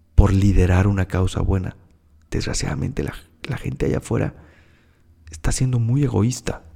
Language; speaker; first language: Spanish; native; Spanish